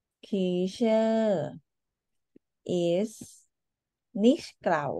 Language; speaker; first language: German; non-native, fluent; Thai